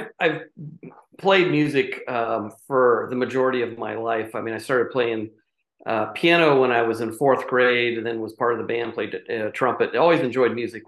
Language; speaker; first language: English; native; English